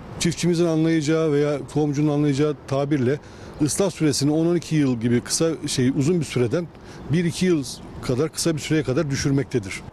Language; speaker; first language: Turkish; native; Turkish